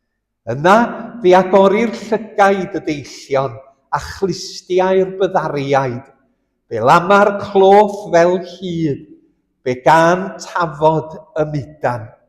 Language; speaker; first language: Welsh; native; Welsh